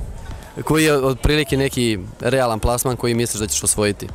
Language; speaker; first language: Serbian; native; Serbian